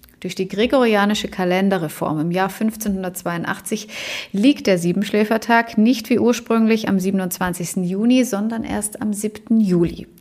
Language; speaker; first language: German; native; German